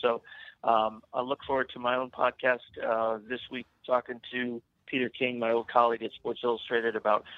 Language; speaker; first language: English; native; English